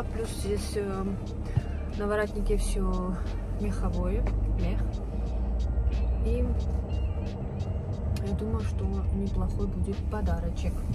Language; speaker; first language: Russian; native; Russian